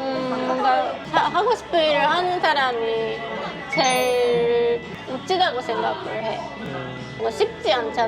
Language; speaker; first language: Korean; non-native, fluent; Japanese